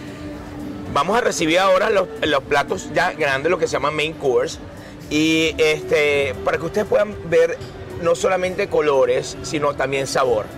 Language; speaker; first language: Spanish; native; Spanish